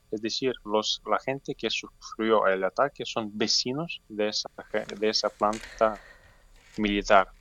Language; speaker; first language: Spanish; non-native, fluent; Ukrainian